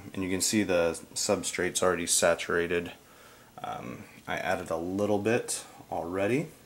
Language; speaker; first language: English; native; English